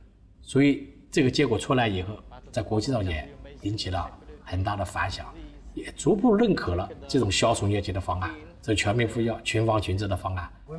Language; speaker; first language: Chinese; native; Chinese